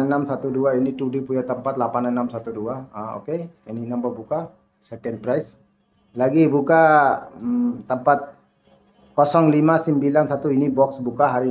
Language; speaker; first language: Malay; non-native, learner; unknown